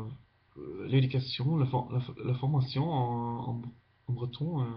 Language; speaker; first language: French; non-native, fluent; Dutch